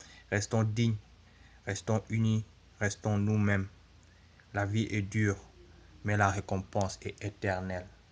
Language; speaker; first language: French; non-native, local second language; Wolof